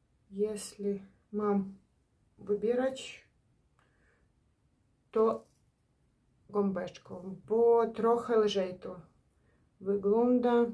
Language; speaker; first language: Polish; non-native, learner; Ukrainian